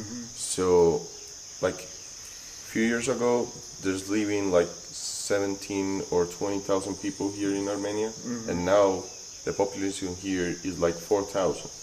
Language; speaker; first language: English; non-native, fluent; Spanish